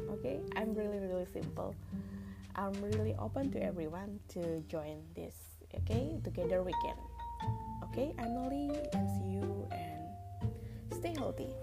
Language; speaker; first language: English; non-native, learner; Indonesian